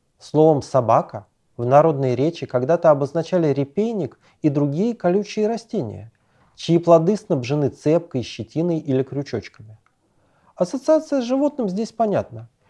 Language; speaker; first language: Russian; native; Russian